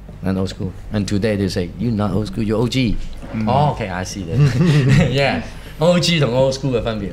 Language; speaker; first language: English; non-native, local second language; Cantonese